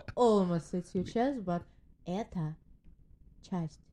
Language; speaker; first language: English; non-native, learner; Russian